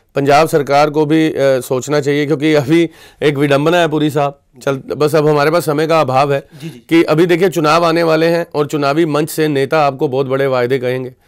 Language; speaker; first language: Hindi; non-native, local second language; Punjabi